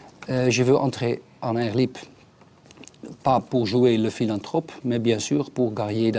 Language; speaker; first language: French; non-native, learner; Dutch